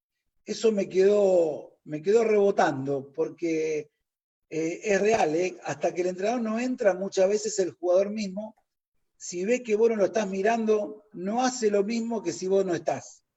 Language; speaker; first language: Spanish; native; Spanish